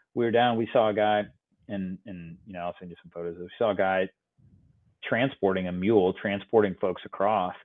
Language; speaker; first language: English; native; English